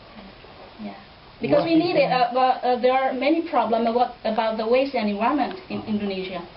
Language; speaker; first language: English; non-native, fluent; Indonesian